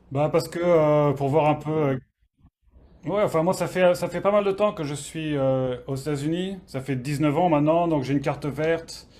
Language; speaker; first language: French; native; French